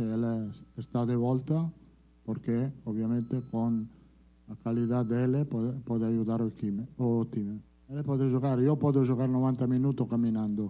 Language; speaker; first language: Portuguese; non-native, learner; Italian